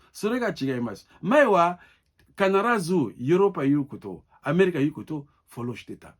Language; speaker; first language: Japanese; non-native, learner; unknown